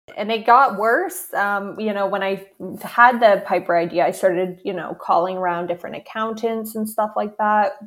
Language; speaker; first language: English; native; English